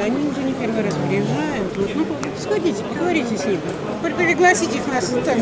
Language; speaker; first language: Russian; native; Russian